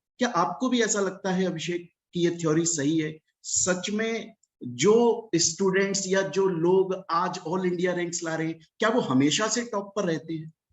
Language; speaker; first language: Hindi; native; Hindi